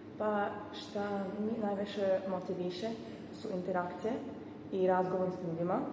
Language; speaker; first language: Serbian; non-native, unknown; German